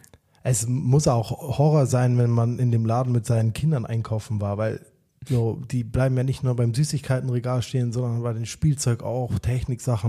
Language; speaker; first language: German; native; German